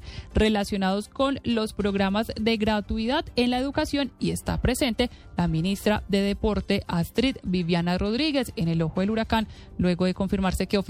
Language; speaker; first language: Spanish; native; Spanish